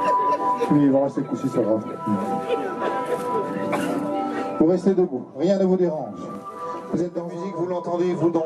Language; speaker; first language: French; native; French